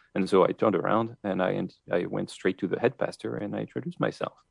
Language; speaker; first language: English; non-native, fluent; French